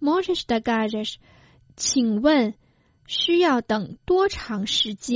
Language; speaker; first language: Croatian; non-native, fluent; Chinese